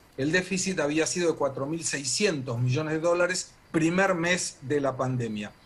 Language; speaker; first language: Spanish; native; Spanish